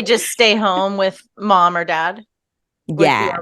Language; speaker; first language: English; native; English